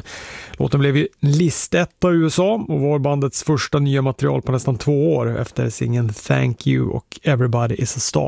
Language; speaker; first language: Swedish; native; Swedish